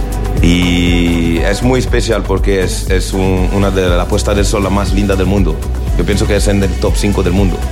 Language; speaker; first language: Spanish; non-native, learner; French